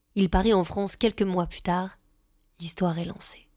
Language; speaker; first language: French; native; French